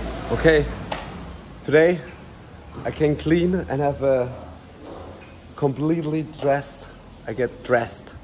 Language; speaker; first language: English; non-native, fluent; German